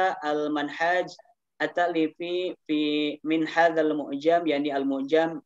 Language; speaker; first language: Arabic; non-native, learner; Indonesian